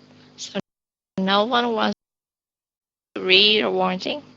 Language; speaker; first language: English; non-native, learner; Vietnamese